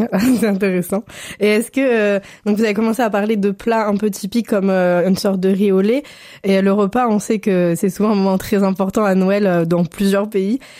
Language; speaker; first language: French; native; French